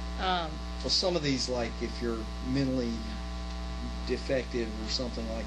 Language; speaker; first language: English; native; English